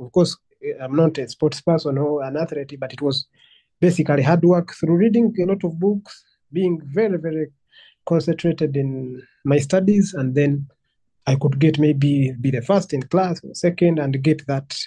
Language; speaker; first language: English; non-native, local second language; Ganda